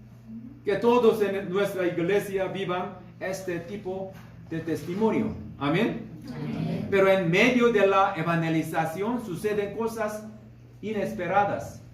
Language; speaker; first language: Spanish; non-native, fluent; Korean